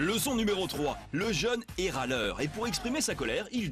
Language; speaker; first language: French; native; French